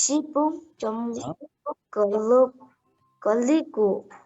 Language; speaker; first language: Korean; non-native, learner; Mongolian